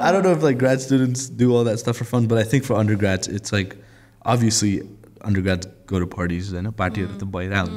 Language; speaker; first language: English; early bilingual, other home language; Nepali